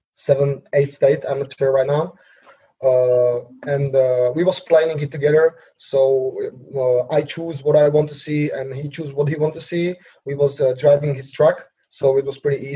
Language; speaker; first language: English; non-native, learner; Slovak